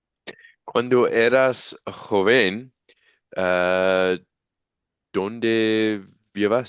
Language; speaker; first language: Spanish; non-native, learner; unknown